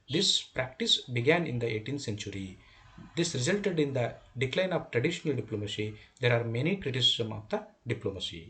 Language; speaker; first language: English; non-native, local second language; Kannada